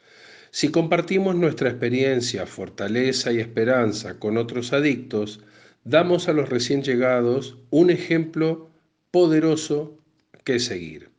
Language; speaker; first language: Spanish; native; Spanish